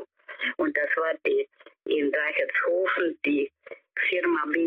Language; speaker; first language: German; early bilingual, heritage; German